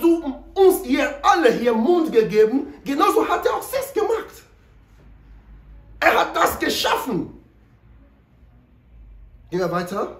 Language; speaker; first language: German; non-native, learner; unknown